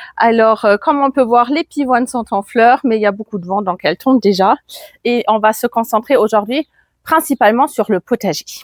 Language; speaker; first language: French; non-native, fluent; German